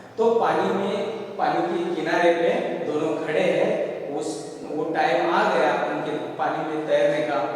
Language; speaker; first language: Hindi; non-native, local second language; Marathi